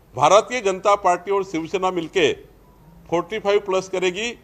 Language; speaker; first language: Hindi; non-native, local second language; Marathi